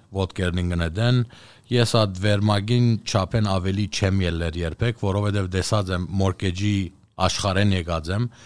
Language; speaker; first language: Armenian; early bilingual, heritage; Armenian